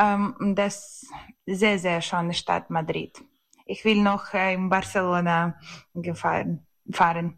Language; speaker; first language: German; non-native, learner; Ukrainian